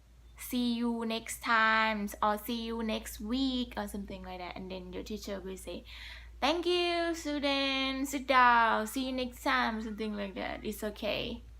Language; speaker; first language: English; non-native, learner; Thai